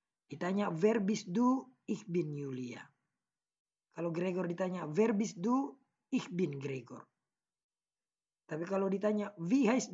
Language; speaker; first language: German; non-native, learner; Indonesian